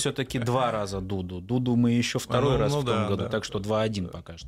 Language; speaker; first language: Russian; native; Russian